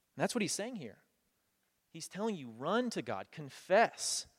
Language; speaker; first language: English; native; English